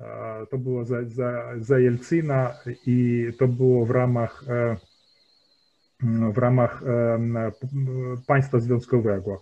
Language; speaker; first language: Polish; early bilingual, heritage; Polish